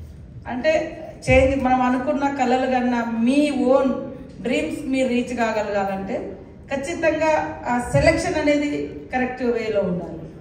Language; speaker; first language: Telugu; native; Telugu